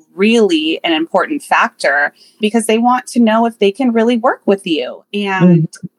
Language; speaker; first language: English; native; English